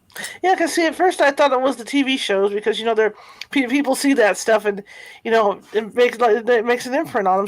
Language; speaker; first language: English; native; English